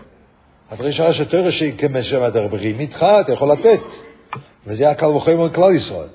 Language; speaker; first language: Hebrew; non-native, fluent; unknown